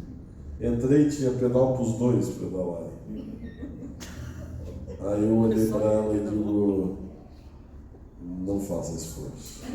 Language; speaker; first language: Portuguese; native; Portuguese